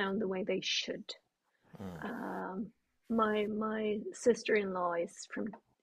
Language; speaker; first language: English; non-native, fluent; Swedish